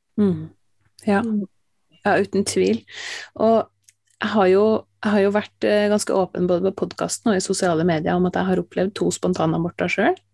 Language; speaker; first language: Norwegian; native; Norwegian